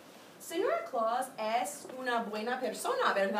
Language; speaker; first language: Spanish; non-native, fluent; English